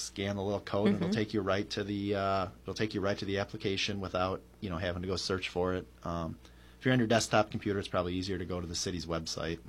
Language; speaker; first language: English; native; English